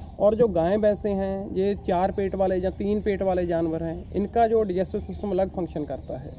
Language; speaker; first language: Hindi; non-native, local second language; Punjabi